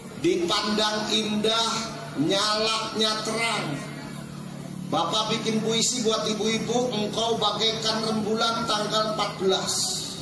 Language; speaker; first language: Indonesian; non-native, local second language; Javanese